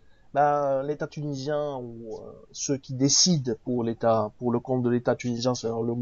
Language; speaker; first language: French; non-native, local second language; Arabic